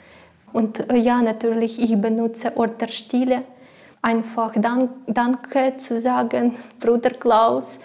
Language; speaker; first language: German; non-native, learner; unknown